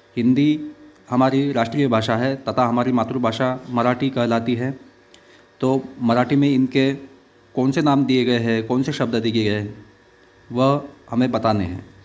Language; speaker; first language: Hindi; non-native, local second language; Marathi